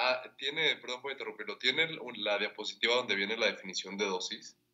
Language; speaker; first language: Spanish; native; Spanish